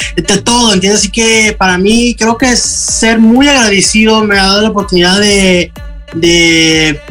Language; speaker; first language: Spanish; early bilingual, heritage; Spanish